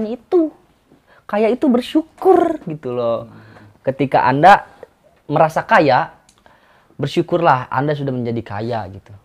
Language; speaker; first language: Indonesian; non-native, local second language; Sundanese